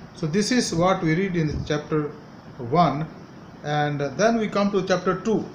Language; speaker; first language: English; non-native, local second language; Hindi